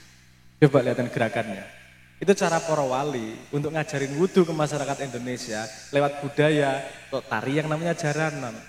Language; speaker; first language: Indonesian; non-native, local second language; Javanese